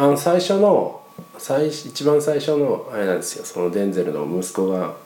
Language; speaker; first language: Japanese; native; Japanese